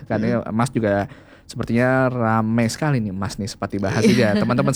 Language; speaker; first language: Indonesian; native; Indonesian